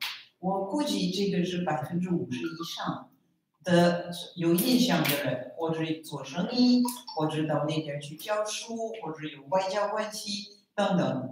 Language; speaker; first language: Chinese; non-native, fluent; French